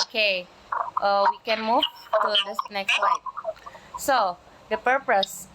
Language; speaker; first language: English; non-native, learner; Indonesian